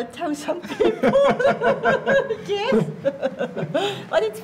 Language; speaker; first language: English; non-native, learner; Spanish